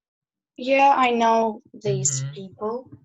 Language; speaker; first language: English; non-native, learner; Russian